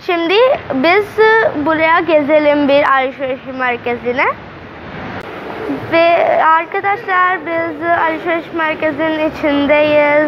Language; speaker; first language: Turkish; non-native, learner; Urdu